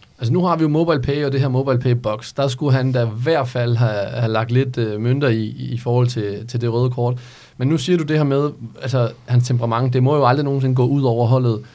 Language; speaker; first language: Danish; early bilingual, other home language; Serbian